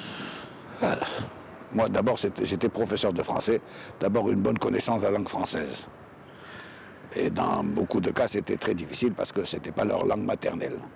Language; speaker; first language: French; non-native, local second language; Arabic